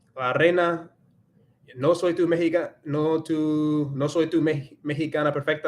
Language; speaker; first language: Spanish; non-native, learner; English